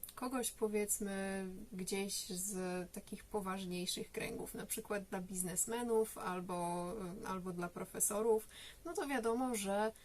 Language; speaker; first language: Polish; native; Polish